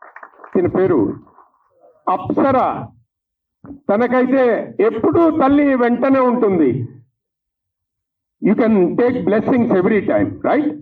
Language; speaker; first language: Telugu; native; Telugu